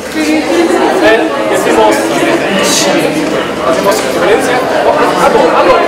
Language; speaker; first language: Spanish; non-native, learner; Chinese